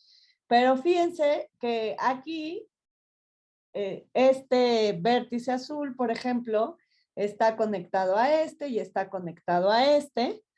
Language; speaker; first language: Spanish; native; Spanish